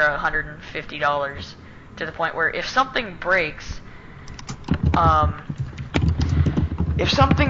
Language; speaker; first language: English; native; English